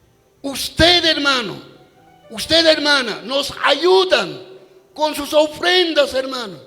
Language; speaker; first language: Spanish; native; Spanish